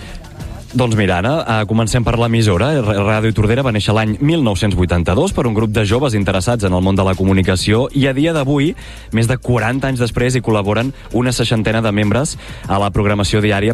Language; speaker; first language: Catalan; native; Catalan